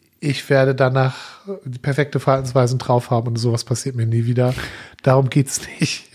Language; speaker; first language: German; native; German